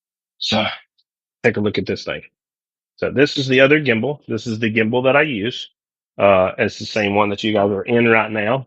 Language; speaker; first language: English; native; English